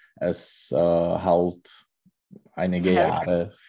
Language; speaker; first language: German; non-native, learner; Czech